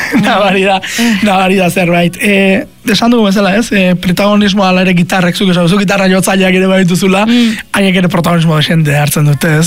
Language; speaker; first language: Basque; native; Basque